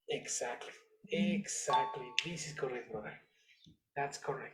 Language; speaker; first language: English; non-native, fluent; Spanish